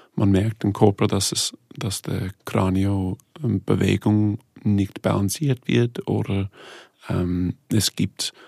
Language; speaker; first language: German; non-native, fluent; English